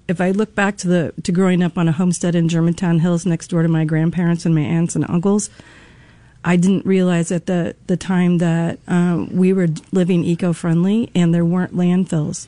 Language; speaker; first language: English; native; English